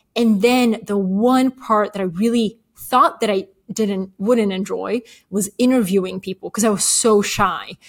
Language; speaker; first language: English; early bilingual, other home language; Bulgarian